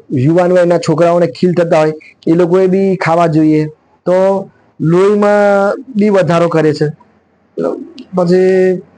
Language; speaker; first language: Gujarati; native; Gujarati